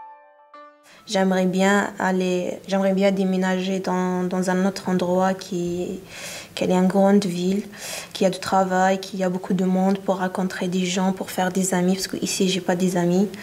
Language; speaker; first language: French; non-native, learner; Arabic